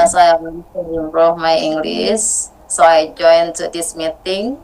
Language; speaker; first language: English; non-native, learner; Indonesian